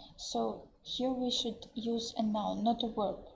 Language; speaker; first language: English; non-native, fluent; Russian